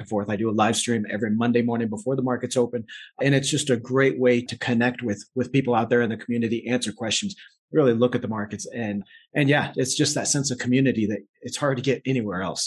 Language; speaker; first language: English; native; English